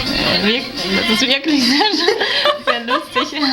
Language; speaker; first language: German; non-native, fluent; Russian